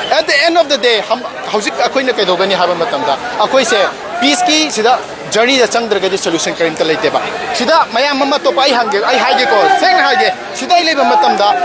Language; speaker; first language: Manipuri; native; Manipuri